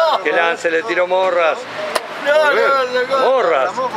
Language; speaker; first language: Spanish; native; Spanish